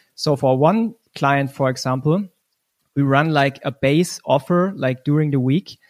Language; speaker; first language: English; non-native, fluent; German